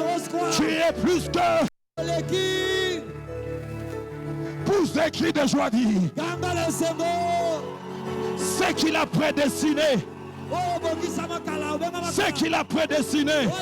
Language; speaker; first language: French; non-native, local second language; Lingala